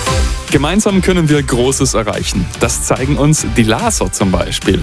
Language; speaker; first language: German; native; German